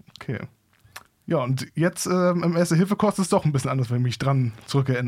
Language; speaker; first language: German; native; German